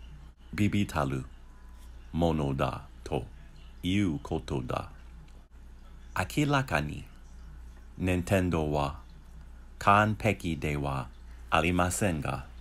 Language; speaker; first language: Japanese; non-native, learner; English